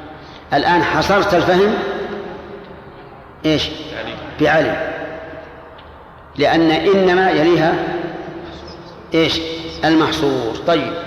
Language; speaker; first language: Arabic; native; Arabic